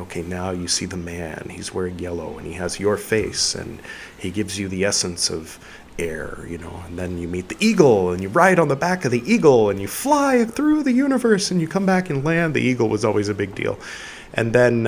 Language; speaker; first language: English; native; English